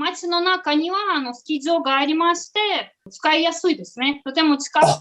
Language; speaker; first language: Japanese; non-native, fluent; Russian